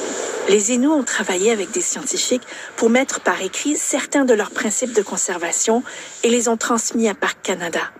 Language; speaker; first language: French; native; French